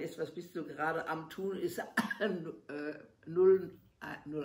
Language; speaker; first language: German; non-native, learner; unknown